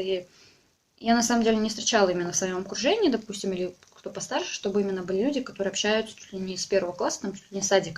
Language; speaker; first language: Russian; native; Russian